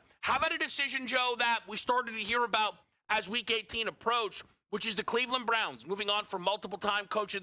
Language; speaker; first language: English; native; English